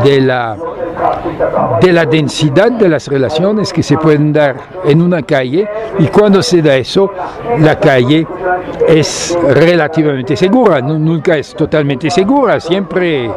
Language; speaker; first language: Spanish; non-native, fluent; French